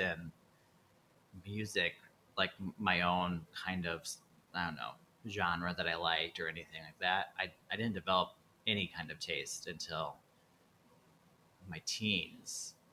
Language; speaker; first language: English; native; English